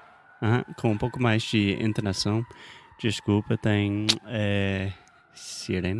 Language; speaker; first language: Portuguese; non-native, fluent; English